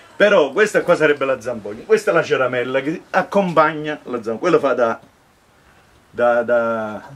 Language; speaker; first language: Italian; native; Italian